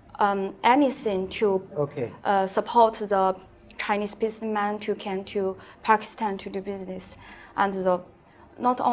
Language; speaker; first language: English; non-native, learner; Chinese